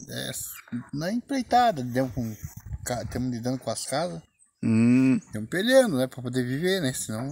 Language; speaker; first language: Portuguese; native; Portuguese